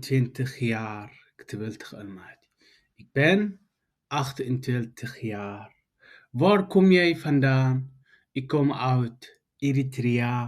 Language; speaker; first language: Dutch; non-native, fluent; Tigrinya